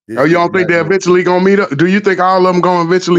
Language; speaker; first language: English; native; English